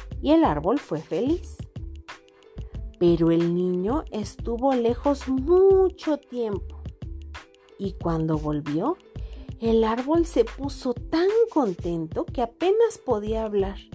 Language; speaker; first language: Spanish; non-native, fluent; Portuguese